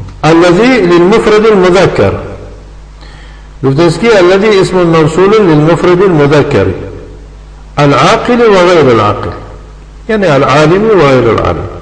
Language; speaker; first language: Arabic; non-native, fluent; Tajik